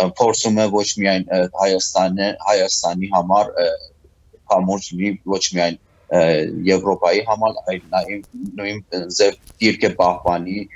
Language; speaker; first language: Armenian; early bilingual, heritage; Armenian